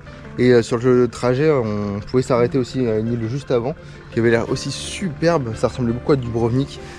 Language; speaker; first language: French; native; French